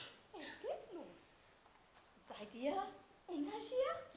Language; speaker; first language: German; non-native, fluent; Portuguese